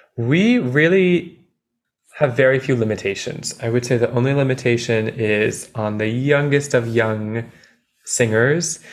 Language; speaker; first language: English; native; English